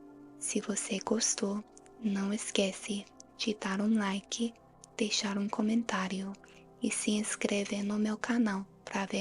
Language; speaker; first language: Portuguese; non-native, fluent; English